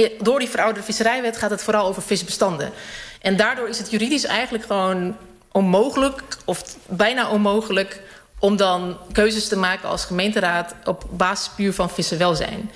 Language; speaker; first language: Dutch; early bilingual, other home language; Serbian